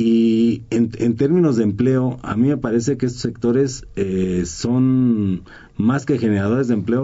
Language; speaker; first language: Spanish; native; Spanish